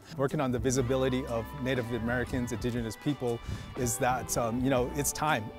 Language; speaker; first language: English; native; English